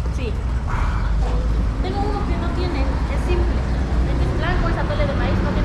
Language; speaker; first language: Spanish; native; Spanish